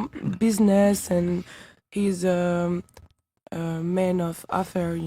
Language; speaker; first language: English; non-native, learner; French